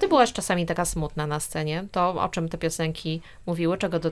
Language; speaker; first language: Polish; native; Polish